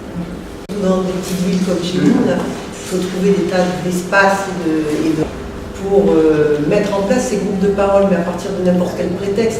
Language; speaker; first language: French; native; French